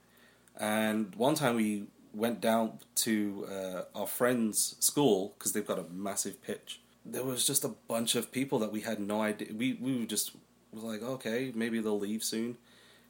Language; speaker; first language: English; native; English